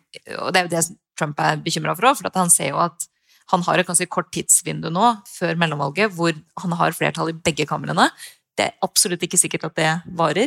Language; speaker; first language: Norwegian; native; Norwegian